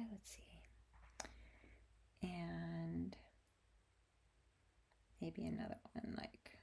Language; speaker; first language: English; native; English